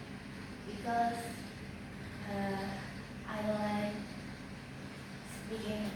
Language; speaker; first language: English; non-native, learner; Indonesian